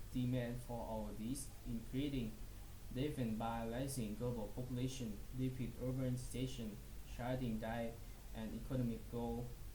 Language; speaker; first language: English; non-native, learner; Thai